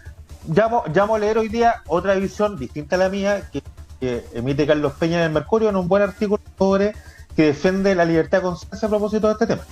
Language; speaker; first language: Spanish; native; Spanish